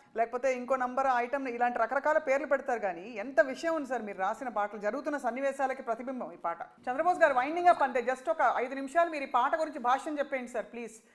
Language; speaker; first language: Telugu; native; Telugu